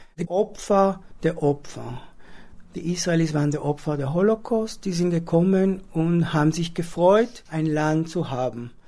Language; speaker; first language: German; non-native, fluent; Hebrew